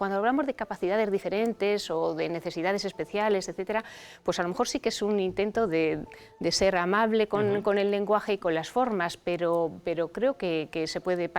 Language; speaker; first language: Spanish; native; Spanish